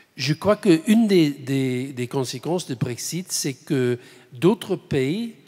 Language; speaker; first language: French; non-native, fluent; English